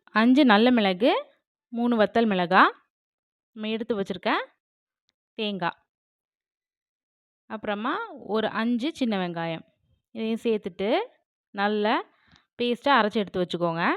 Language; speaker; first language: Tamil; native; Tamil